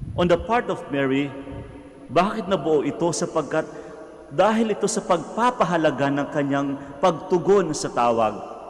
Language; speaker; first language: Filipino; non-native, local second language; Cebuano